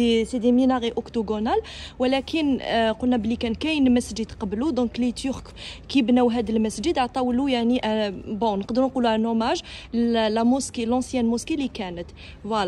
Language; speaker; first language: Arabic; native; Arabic